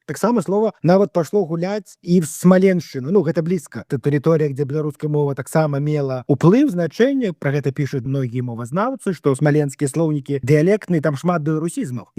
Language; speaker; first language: Belarusian; non-native, local second language; Russian